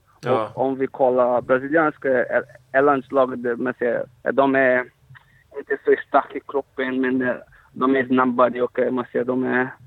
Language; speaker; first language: Swedish; non-native, fluent; Portuguese